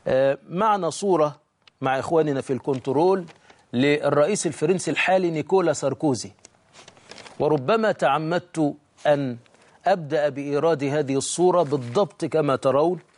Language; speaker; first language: Arabic; native; Arabic